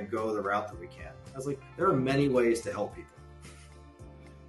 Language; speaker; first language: English; native; English